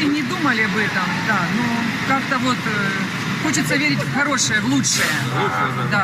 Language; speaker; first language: Russian; native; Russian